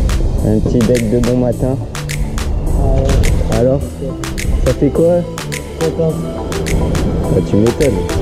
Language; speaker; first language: French; native; French